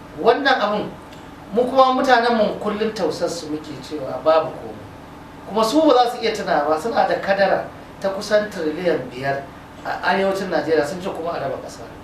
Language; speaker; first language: Hausa; native; Hausa